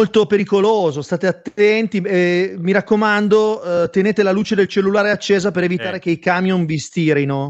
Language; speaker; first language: Italian; native; Italian